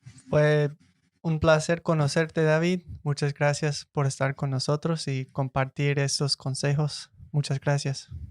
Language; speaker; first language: Spanish; non-native, fluent; English